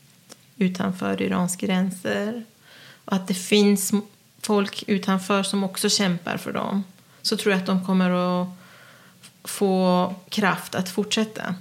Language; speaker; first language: Swedish; non-native, fluent; Persian